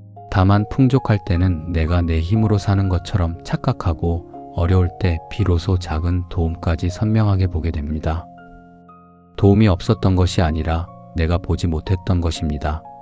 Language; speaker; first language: Korean; native; Korean